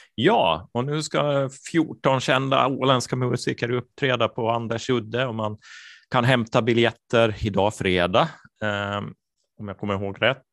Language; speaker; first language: Swedish; native; Swedish